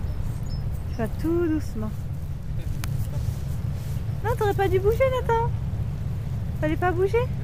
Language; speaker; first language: French; native; French